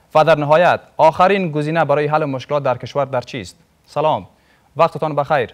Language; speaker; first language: Persian; native; Persian